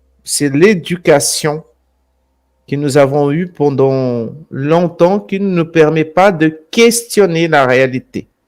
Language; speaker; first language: French; non-native, fluent; Portuguese